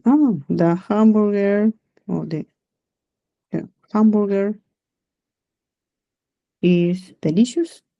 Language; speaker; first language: English; non-native, learner; Spanish